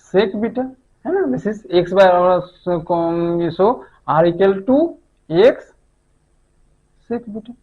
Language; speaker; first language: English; non-native, local second language; Hindi